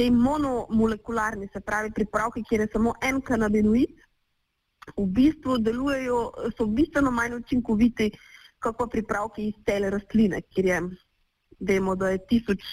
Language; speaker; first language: Slovenian; native; Slovenian